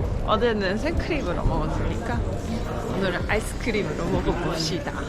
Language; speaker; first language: Korean; non-native, fluent; Japanese